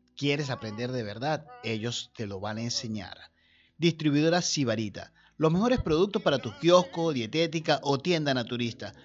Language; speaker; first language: Spanish; native; Spanish